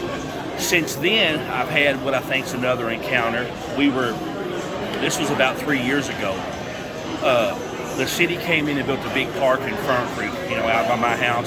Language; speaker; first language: English; native; English